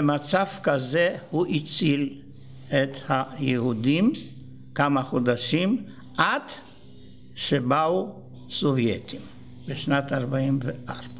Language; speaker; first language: Hebrew; non-native, fluent; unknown